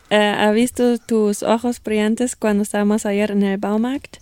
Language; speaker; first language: Spanish; non-native, fluent; German